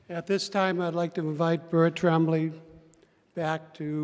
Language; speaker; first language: English; native; English